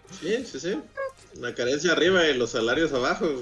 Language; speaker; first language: Spanish; native; Spanish